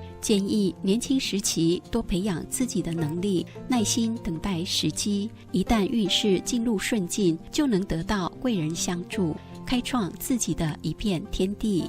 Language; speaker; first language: Chinese; native; Chinese